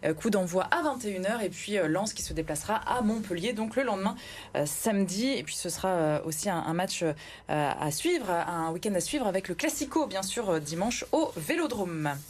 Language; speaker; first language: French; native; French